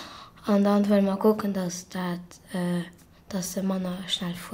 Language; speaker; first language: German; non-native, local second language; Luxembourgish